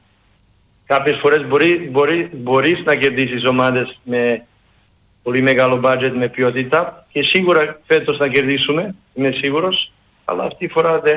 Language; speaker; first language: Greek; non-native, learner; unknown